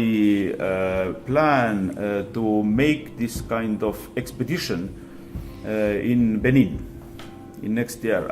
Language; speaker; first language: English; non-native, fluent; Estonian